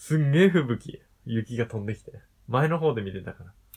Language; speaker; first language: Japanese; native; Japanese